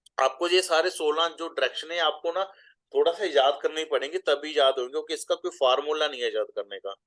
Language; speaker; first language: Hindi; non-native, local second language; Punjabi